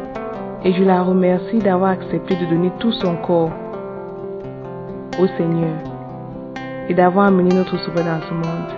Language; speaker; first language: English; non-native, local second language; French